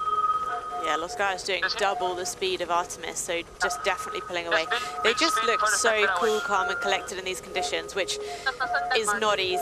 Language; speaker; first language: English; native; English